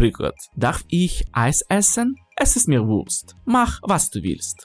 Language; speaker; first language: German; non-native, fluent; Ukrainian